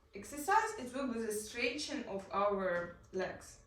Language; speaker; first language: English; non-native, learner; Ukrainian